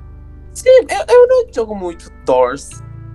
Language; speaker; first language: Portuguese; non-native, learner; Spanish